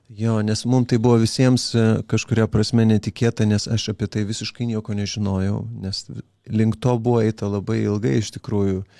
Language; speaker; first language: Lithuanian; early bilingual, other home language; Kurdish